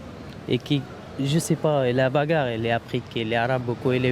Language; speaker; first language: French; non-native, learner; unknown